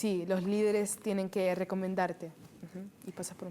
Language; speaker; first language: Spanish; early bilingual, heritage; Spanish